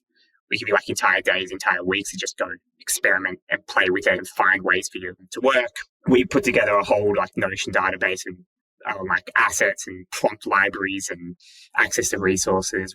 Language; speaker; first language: English; native; English